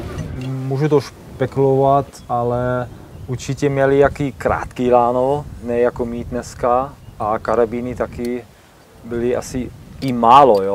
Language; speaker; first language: Czech; non-native, learner; German